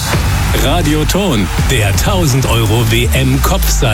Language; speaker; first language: German; native; German